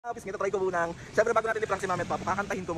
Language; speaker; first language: Filipino; native; Filipino